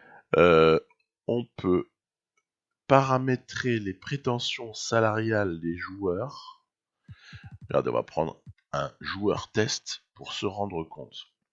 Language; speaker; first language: French; native; French